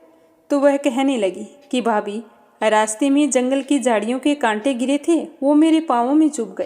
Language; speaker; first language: Hindi; native; Hindi